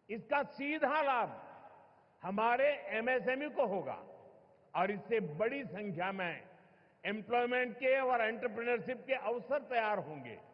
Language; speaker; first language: Hindi; native; Hindi